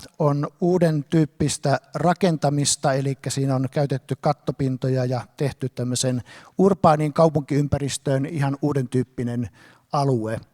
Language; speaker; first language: Finnish; native; Finnish